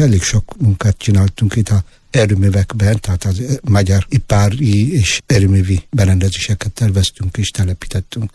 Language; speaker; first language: Hungarian; non-native, fluent; Tigrinya